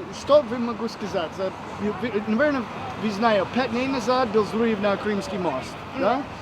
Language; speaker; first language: Russian; non-native, learner; English